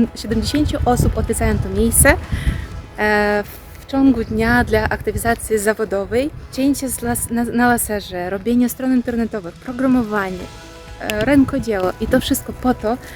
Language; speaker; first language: Polish; non-native, fluent; Russian